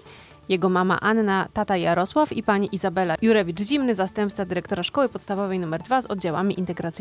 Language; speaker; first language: Polish; native; Polish